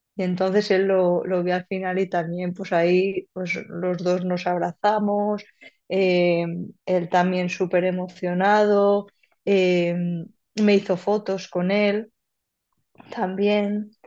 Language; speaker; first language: Spanish; native; Spanish